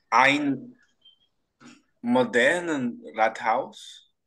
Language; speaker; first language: German; non-native, learner; Portuguese